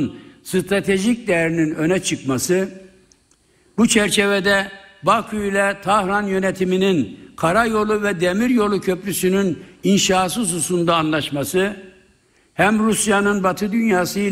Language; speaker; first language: Turkish; native; Turkish